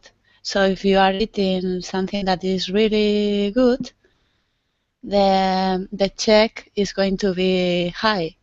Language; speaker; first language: English; non-native, learner; Spanish